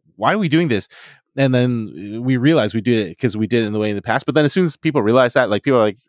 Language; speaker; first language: English; native; English